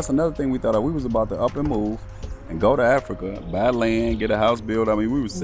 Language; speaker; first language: English; native; English